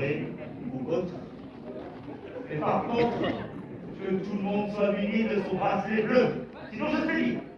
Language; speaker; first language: French; native; French